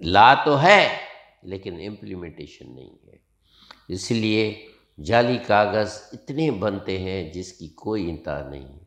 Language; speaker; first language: Urdu; non-native, local second language; Sindhi